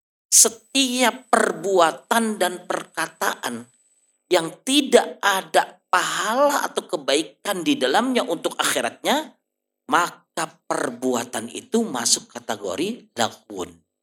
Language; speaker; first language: Indonesian; non-native, fluent; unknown